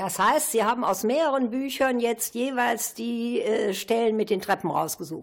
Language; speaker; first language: German; native; German